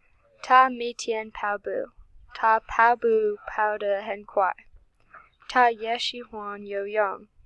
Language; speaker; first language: Chinese; non-native, learner; English